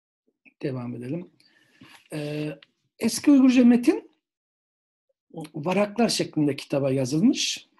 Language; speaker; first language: Turkish; native; Turkish